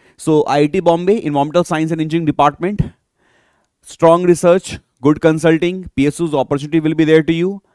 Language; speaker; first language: English; non-native, local second language; Hindi